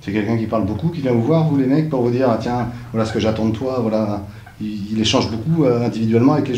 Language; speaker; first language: French; native; French